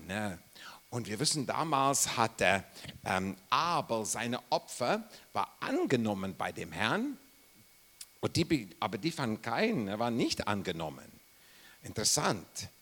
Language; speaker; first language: German; non-native, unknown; English